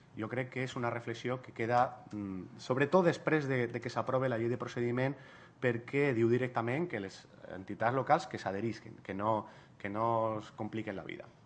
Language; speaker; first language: Catalan; non-native, local second language; Spanish